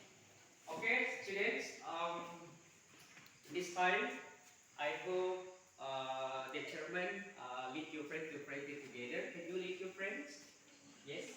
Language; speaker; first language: English; non-native, learner; Indonesian